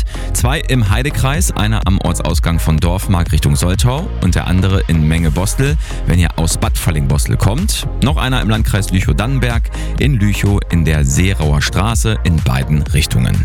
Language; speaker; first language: German; native; German